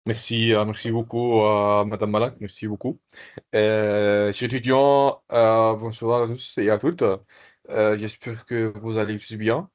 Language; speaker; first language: French; non-native, fluent; Arabic